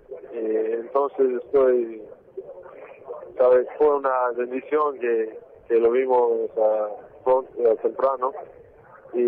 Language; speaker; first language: Spanish; non-native, fluent; English